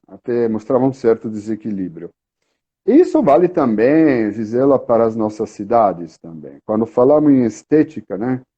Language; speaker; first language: Portuguese; non-native, fluent; Italian